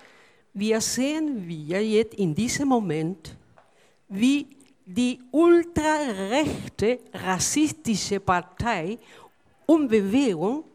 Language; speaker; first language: German; non-native, fluent; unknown